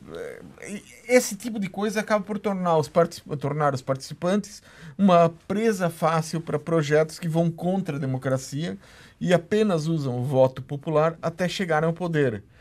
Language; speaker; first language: Portuguese; native; Portuguese